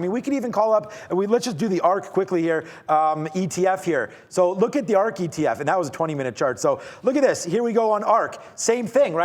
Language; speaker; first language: English; native; English